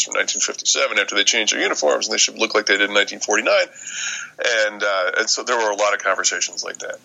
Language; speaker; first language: English; native; English